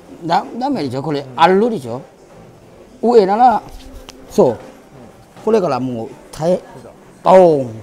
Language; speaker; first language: Japanese; non-native, learner; Thai